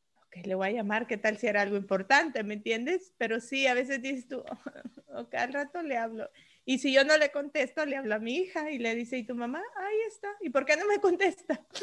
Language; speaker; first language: Spanish; native; Spanish